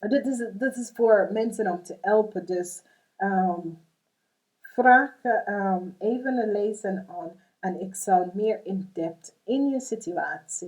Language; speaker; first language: Dutch; non-native, fluent; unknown